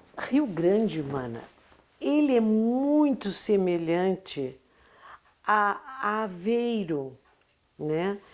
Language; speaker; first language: Portuguese; native; Portuguese